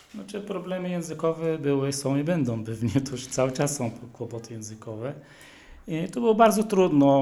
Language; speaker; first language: Polish; non-native, fluent; Arabic